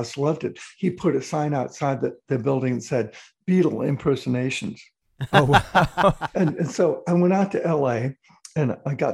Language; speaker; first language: English; native; English